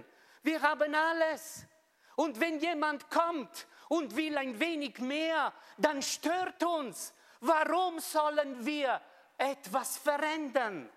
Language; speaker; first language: German; non-native, fluent; Italian